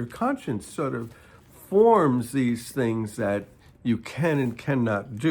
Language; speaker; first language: English; native; English